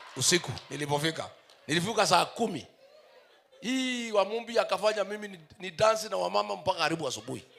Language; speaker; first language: Swahili; non-native, local second language; Kikuyu